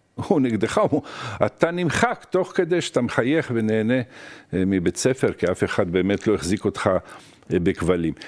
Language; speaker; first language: Hebrew; early bilingual, other home language; Arabic